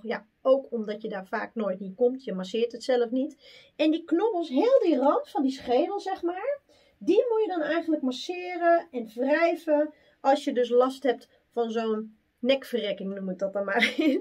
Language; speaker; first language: Dutch; native; Dutch